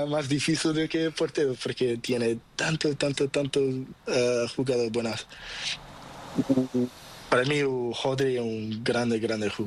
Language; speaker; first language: Spanish; non-native, learner; Portuguese